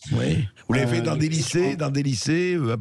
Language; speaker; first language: French; native; French